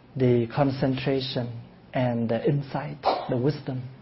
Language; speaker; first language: English; non-native, fluent; Vietnamese